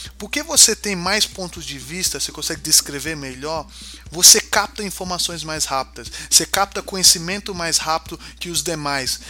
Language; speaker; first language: Portuguese; early bilingual, heritage; Portuguese